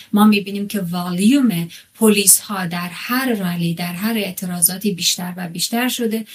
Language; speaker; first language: Persian; non-native, local second language; Kurdish